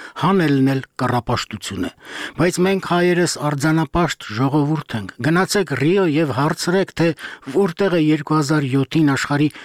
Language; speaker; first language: Armenian; native; Armenian